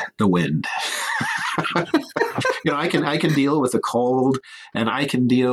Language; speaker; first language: English; native; English